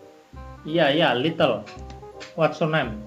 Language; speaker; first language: English; non-native, learner; Indonesian